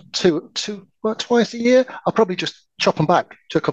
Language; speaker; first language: English; native; English